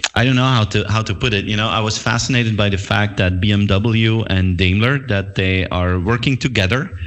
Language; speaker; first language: English; non-native, fluent; Dutch